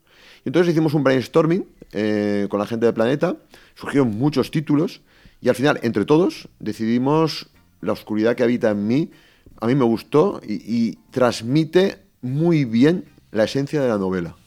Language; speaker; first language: Spanish; native; Spanish